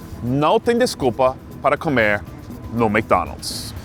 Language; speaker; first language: Portuguese; non-native, fluent; English